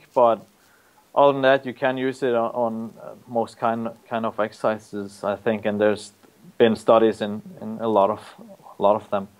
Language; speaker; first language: English; non-native, fluent; Norwegian